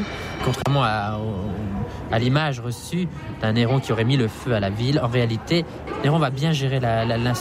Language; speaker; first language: French; native; French